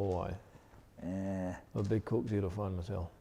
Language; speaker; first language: English; native; English